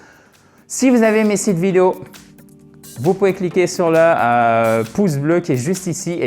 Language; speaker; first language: French; native; French